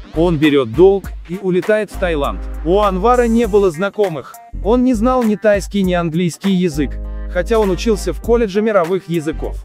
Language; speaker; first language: Russian; non-native, local second language; Uzbek